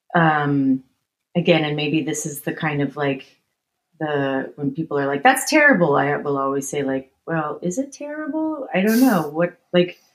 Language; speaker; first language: English; native; English